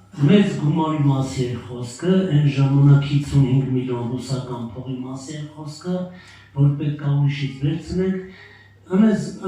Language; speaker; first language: Armenian; native; Armenian